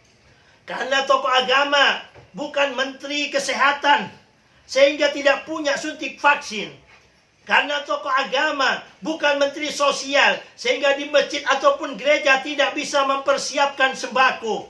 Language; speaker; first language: Indonesian; native; Indonesian